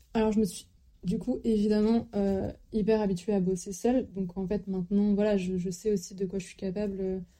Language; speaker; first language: French; native; French